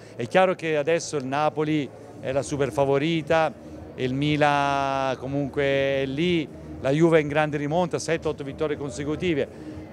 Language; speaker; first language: Italian; native; Italian